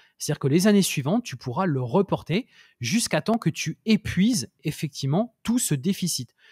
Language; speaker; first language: French; native; French